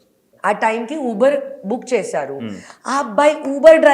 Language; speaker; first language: Telugu; non-native, learner; Hindi